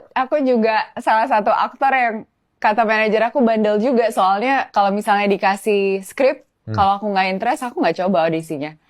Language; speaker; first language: Indonesian; native; Indonesian